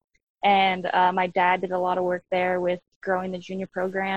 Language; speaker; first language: English; native; English